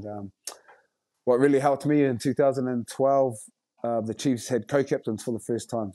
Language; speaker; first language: English; native; English